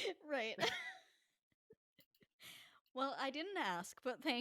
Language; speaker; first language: English; native; English